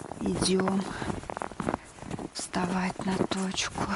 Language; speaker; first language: Russian; native; Russian